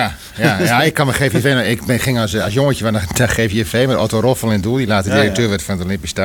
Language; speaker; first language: Dutch; native; Dutch